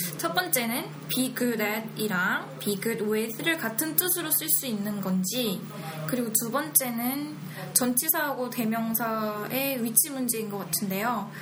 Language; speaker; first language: Korean; native; Korean